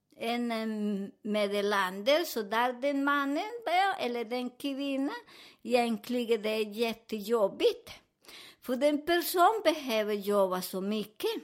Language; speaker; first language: Swedish; non-native, fluent; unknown